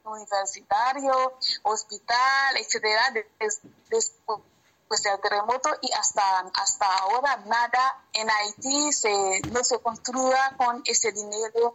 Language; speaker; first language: Spanish; non-native, learner; Haitian Creole